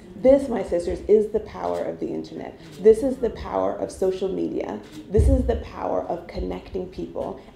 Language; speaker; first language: English; non-native, local second language; Igbo